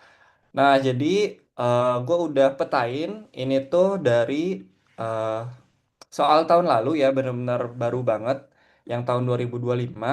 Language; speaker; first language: Indonesian; native; Indonesian